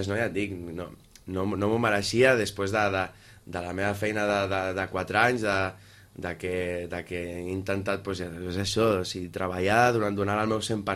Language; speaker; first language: Catalan; native; Catalan